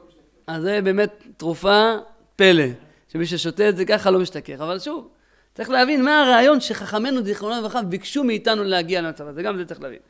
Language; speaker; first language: Hebrew; native; Hebrew